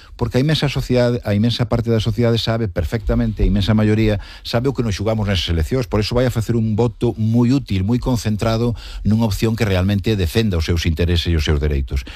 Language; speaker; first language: Galician; native; Galician